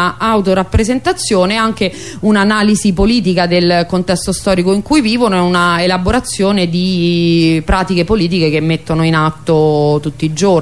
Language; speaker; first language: Italian; native; Italian